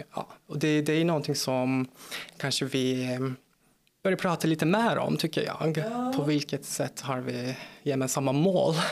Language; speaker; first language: Swedish; non-native, fluent; Turkish